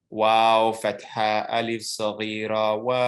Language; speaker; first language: Arabic; non-native, learner; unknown